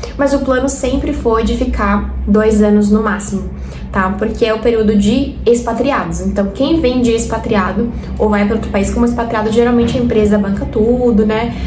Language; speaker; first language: Portuguese; non-native, fluent; Spanish